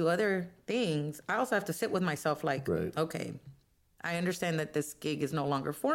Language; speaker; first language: English; non-native, fluent; Spanish